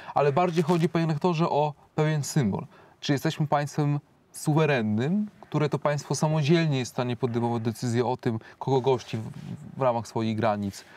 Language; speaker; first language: Polish; native; Polish